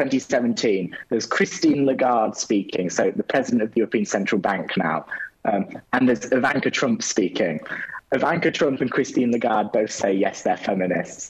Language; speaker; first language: English; native; English